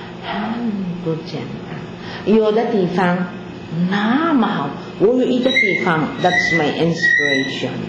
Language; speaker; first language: Chinese; non-native, learner; Filipino